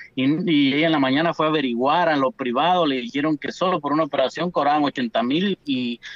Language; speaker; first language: Spanish; native; Spanish